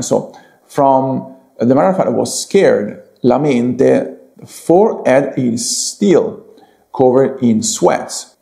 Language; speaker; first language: English; non-native, fluent; Italian